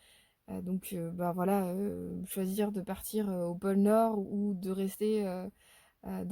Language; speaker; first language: French; native; French